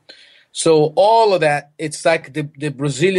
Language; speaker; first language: English; non-native, fluent; Portuguese